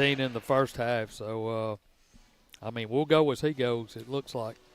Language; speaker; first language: English; native; English